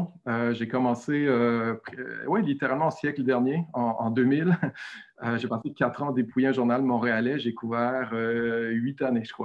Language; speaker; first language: French; native; French